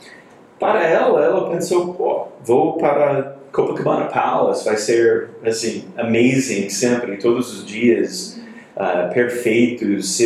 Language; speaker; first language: Portuguese; non-native, fluent; English